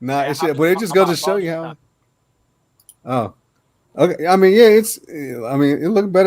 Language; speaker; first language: English; native; English